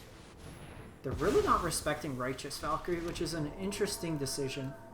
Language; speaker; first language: English; native; English